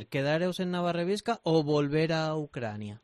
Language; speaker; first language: Spanish; native; Spanish